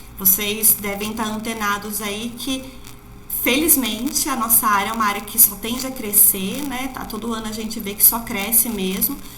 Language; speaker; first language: Portuguese; native; Portuguese